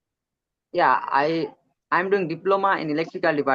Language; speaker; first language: English; non-native, learner; Odia